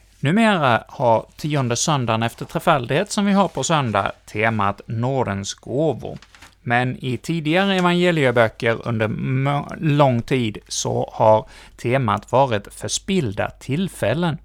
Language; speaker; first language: Swedish; native; Swedish